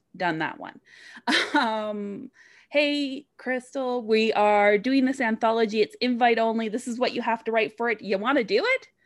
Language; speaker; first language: English; native; English